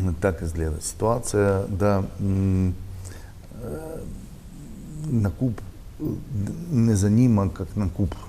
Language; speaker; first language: Slovenian; non-native, learner; Russian